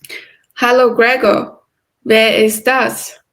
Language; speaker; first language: German; non-native, learner; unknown